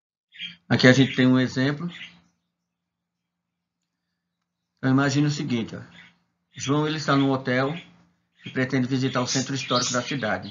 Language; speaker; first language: Portuguese; native; Portuguese